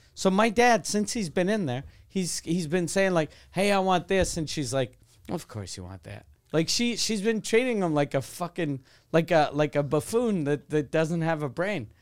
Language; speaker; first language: English; non-native, local second language; French